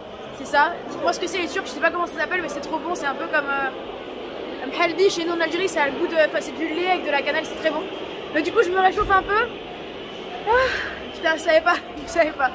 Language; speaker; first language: French; native; French